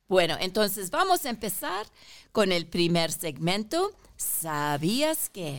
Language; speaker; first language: Spanish; early bilingual, heritage; Spanish